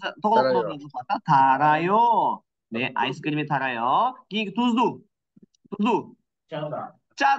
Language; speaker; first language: Korean; non-native, learner; Kyrgyz